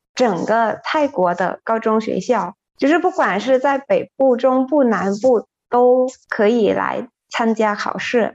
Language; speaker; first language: Chinese; non-native, fluent; Thai